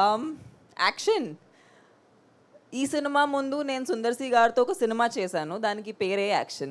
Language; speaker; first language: Telugu; non-native, local second language; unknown